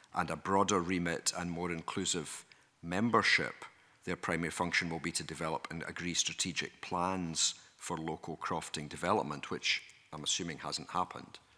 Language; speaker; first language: English; native; English